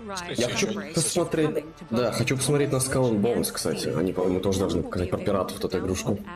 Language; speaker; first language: Russian; native; Russian